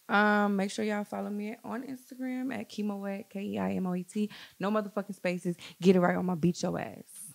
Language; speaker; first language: English; native; English